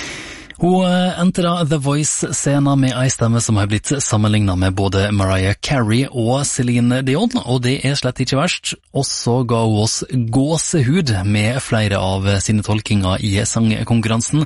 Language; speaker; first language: Norwegian; native; Norwegian